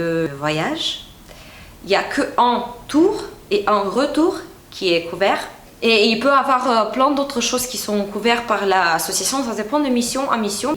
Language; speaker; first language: French; non-native, fluent; Romanian